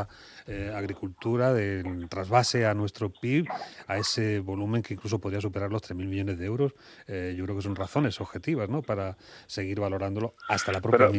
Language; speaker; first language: Spanish; native; Spanish